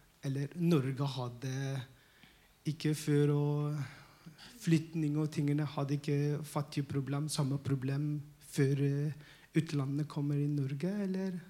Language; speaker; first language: Norwegian; non-native, learner; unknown